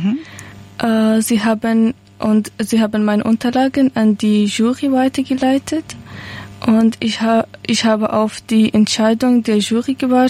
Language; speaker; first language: German; non-native, learner; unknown